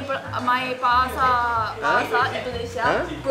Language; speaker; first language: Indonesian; non-native, learner; Korean